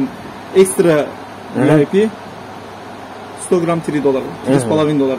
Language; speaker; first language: Russian; non-native, learner; Turkish